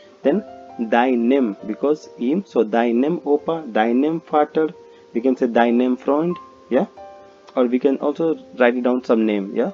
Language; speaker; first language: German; non-native, fluent; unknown